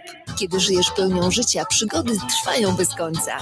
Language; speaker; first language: Polish; native; Polish